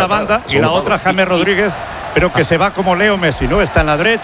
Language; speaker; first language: Spanish; native; Spanish